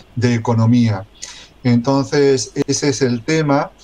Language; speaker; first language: Spanish; native; Spanish